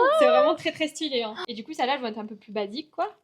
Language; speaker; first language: French; native; French